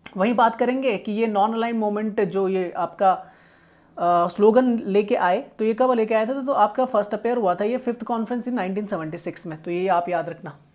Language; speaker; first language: Hindi; native; Hindi